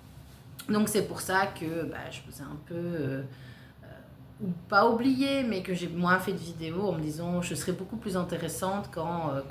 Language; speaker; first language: French; native; French